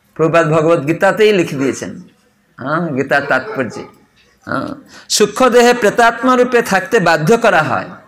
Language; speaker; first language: Bangla; non-native, fluent; Odia